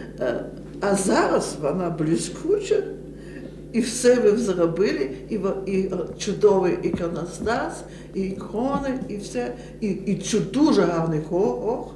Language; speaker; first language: Ukrainian; early bilingual, heritage; Ukrainian